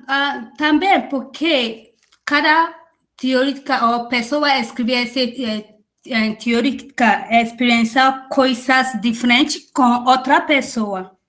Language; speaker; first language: Portuguese; non-native, learner; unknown